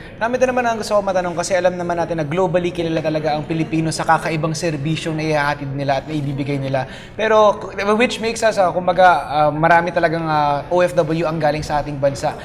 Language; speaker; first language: Filipino; native; Filipino